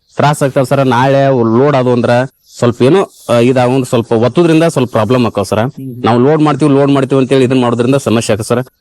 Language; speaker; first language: Kannada; native; Kannada